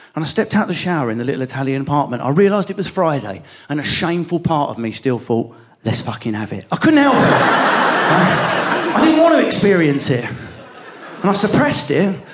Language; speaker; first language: English; native; English